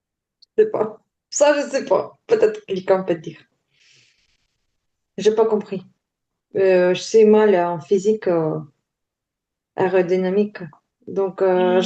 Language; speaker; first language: French; non-native, learner; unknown